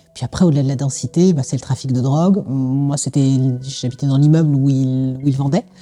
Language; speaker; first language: French; native; French